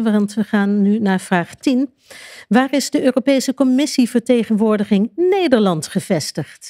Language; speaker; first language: Dutch; native; Dutch